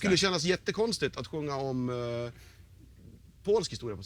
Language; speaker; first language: Swedish; native; Swedish